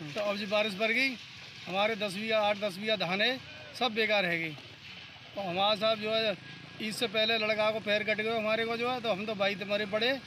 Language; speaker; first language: Hindi; native; Hindi